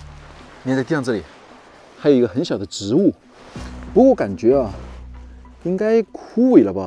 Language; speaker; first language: Chinese; native; Chinese